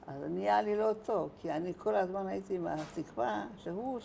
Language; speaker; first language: Hebrew; non-native, fluent; Hungarian